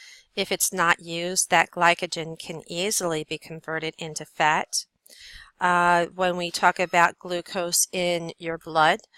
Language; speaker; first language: English; native; English